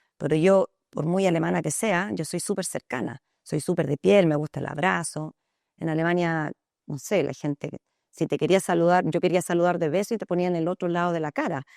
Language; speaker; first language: Spanish; early bilingual, other home language; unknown